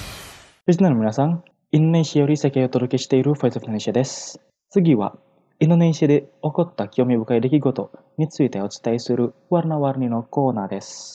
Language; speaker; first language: Japanese; non-native, fluent; Indonesian